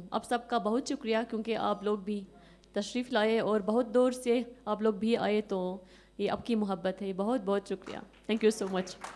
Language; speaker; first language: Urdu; non-native, fluent; Arabic